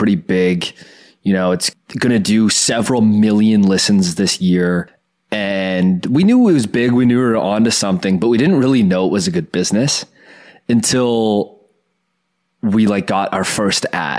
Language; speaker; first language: English; native; English